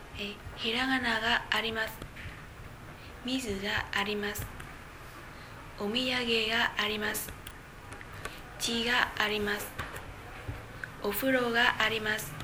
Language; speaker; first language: Japanese; non-native, learner; Vietnamese